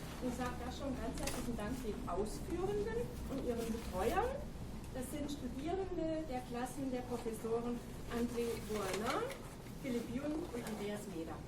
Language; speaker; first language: German; native; German